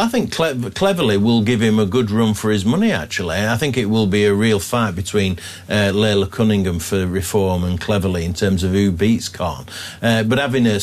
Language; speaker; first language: English; native; English